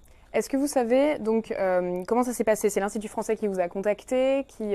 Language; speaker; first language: French; native; French